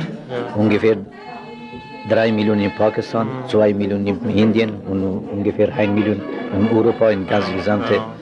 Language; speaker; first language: German; non-native, learner; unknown